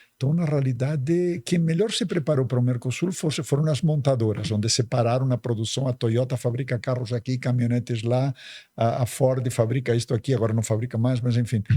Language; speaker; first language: Portuguese; non-native, fluent; Catalan